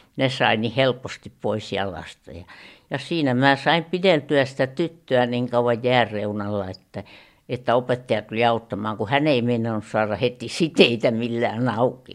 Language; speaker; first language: Finnish; native; Finnish